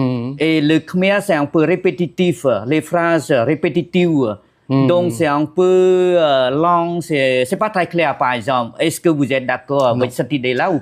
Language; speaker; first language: French; non-native, fluent; Khmer